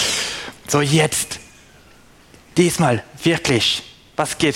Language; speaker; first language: German; non-native, fluent; French